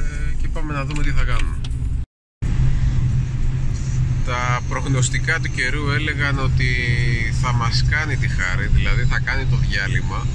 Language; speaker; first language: Greek; native; Greek